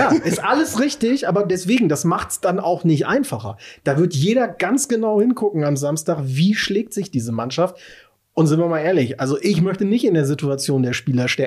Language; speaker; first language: German; native; German